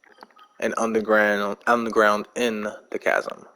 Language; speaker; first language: English; native; English